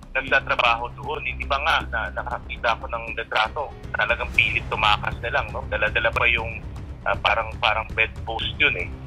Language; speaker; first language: Filipino; native; Filipino